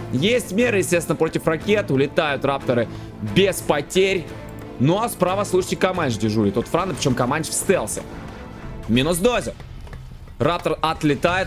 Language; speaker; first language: Russian; native; Russian